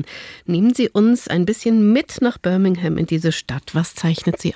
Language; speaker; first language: German; native; German